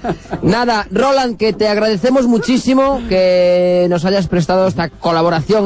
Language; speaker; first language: Spanish; native; Spanish